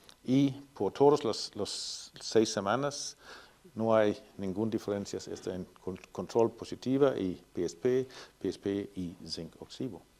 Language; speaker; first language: Spanish; non-native, fluent; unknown